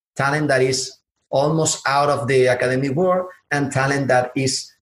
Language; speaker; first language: English; non-native, fluent; Spanish